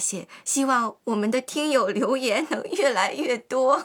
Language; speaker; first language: Chinese; native; Chinese